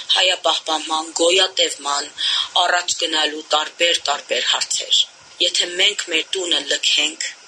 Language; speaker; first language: Armenian; early bilingual, heritage; Armenian